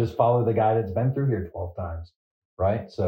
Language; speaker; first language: English; native; English